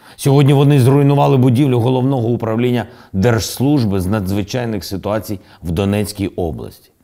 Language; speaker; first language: Ukrainian; non-native, local second language; Russian